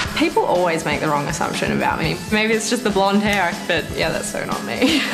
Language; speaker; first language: English; native; English